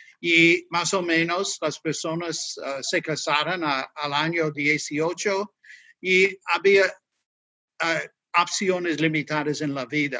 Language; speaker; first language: Spanish; non-native, learner; English